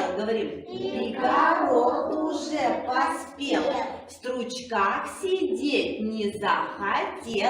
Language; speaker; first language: Russian; native; Russian